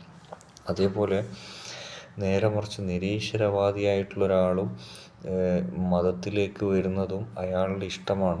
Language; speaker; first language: Malayalam; native; Malayalam